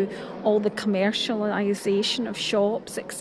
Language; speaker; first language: English; native; English